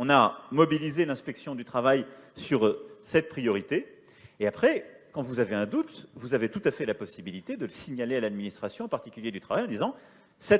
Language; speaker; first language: French; native; French